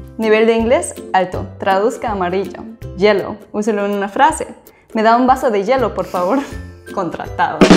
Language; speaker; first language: Spanish; non-native, fluent; German